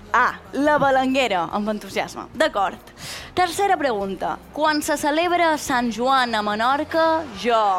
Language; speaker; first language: Catalan; native; Catalan